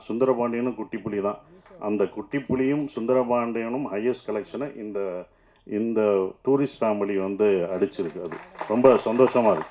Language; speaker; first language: Tamil; native; Tamil